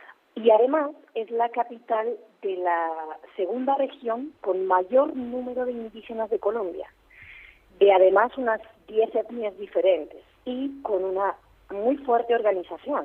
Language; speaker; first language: Spanish; native; Spanish